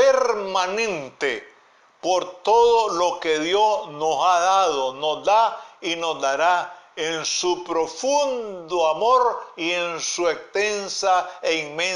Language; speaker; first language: Spanish; native; Spanish